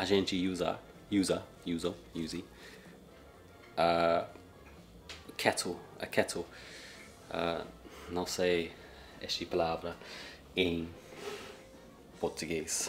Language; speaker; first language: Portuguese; non-native, learner; English